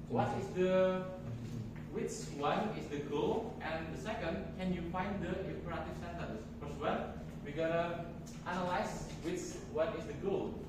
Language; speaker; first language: English; non-native, fluent; Indonesian